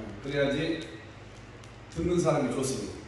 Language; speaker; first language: Korean; native; Korean